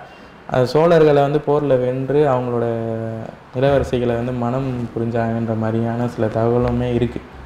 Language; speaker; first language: Tamil; native; Tamil